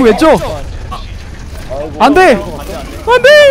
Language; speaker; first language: Korean; native; Korean